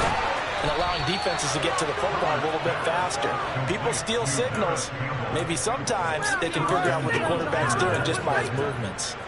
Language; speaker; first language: English; native; English